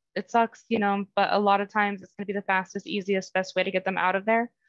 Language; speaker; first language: English; native; English